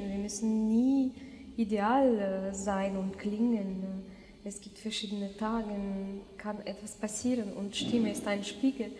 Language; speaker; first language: German; non-native, fluent; Russian